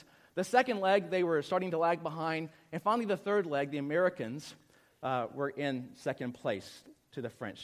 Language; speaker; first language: English; native; English